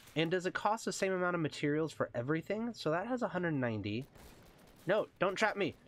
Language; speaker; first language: English; native; English